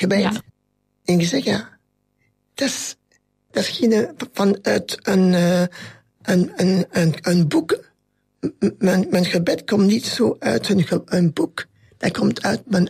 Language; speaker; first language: Dutch; non-native, local second language; French